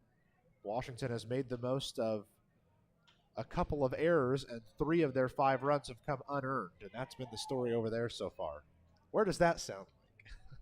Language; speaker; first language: English; native; English